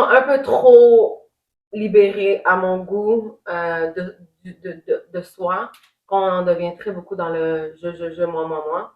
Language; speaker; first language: French; native; French